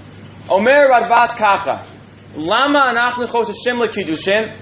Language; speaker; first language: Hebrew; non-native, fluent; English